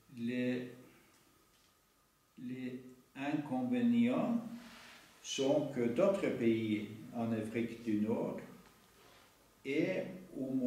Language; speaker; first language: French; non-native, fluent; Norwegian